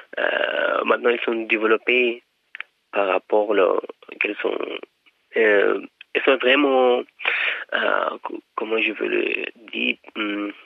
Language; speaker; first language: French; non-native, learner; Persian